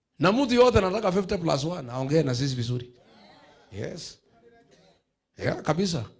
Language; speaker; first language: Swahili; non-native, local second language; Kikuyu